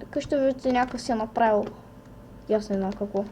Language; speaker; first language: Bulgarian; native; Bulgarian